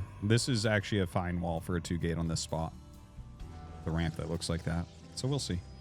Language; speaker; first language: English; native; English